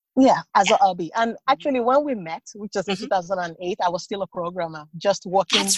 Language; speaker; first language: English; non-native, local second language; Yoruba